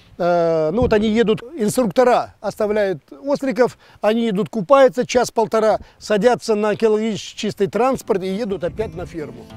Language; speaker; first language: Russian; non-native, local second language; Crimean Tatar